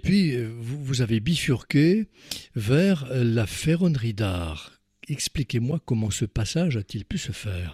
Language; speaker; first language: French; native; French